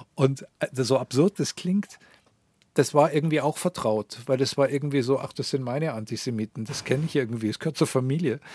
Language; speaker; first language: German; native; German